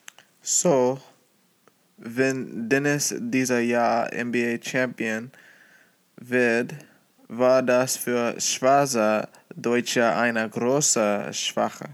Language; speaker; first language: German; non-native, learner; English